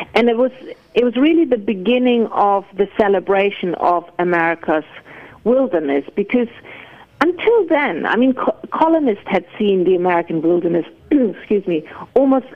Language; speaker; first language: English; non-native, fluent; German